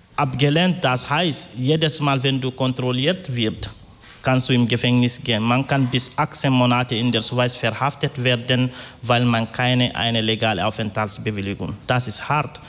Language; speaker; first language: German; non-native, fluent; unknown